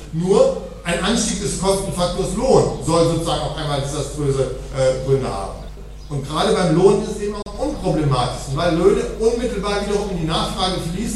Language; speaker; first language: German; native; German